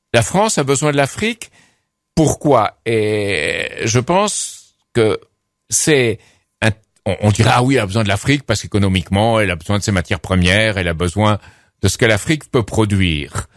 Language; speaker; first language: French; native; French